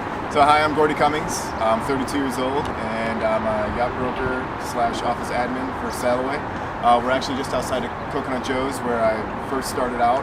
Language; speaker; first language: English; native; English